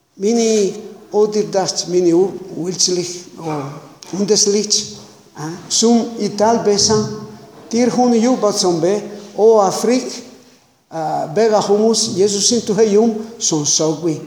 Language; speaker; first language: Mongolian; non-native, learner; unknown